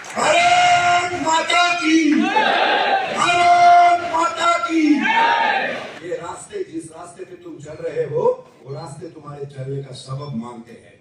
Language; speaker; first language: Hindi; non-native, local second language; Marathi